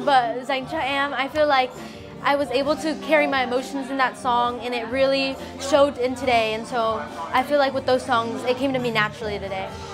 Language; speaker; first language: English; early bilingual, other home language; Vietnamese